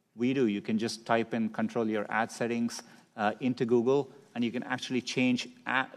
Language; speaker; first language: English; non-native, local second language; Tamil